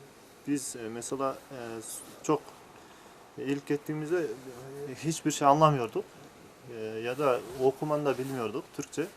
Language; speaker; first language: Turkish; non-native, learner; Kyrgyz